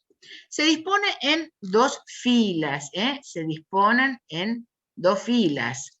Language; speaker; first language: Spanish; native; Spanish